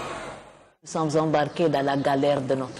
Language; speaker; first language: French; non-native, fluent; Marathi